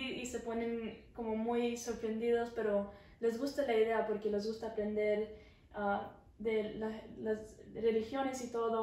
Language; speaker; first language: Spanish; early bilingual, heritage; Spanish